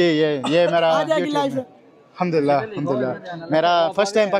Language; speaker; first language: Hindi; early bilingual, heritage; English